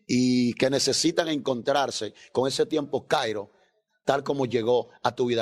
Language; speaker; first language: Spanish; native; Spanish